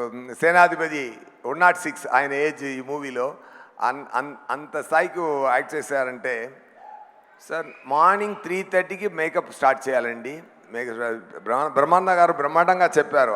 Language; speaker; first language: Telugu; non-native, learner; Tamil